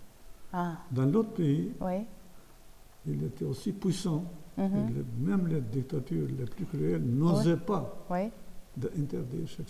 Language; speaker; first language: French; non-native, fluent; Albanian